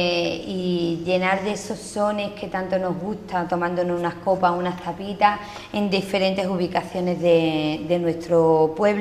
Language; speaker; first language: Spanish; native; Spanish